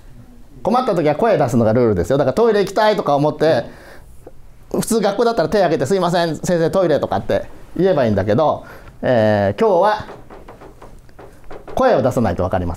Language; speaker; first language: Japanese; native; Japanese